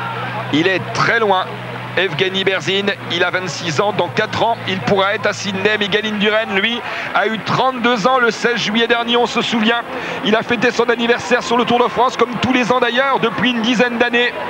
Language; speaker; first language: French; native; French